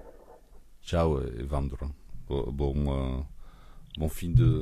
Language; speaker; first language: Portuguese; early bilingual, heritage; French